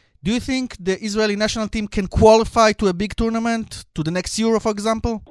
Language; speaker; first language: English; non-native, fluent; Hebrew